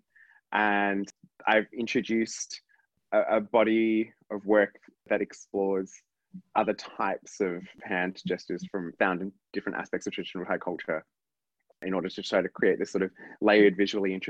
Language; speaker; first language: English; native; English